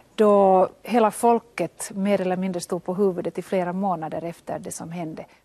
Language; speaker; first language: Swedish; native; Swedish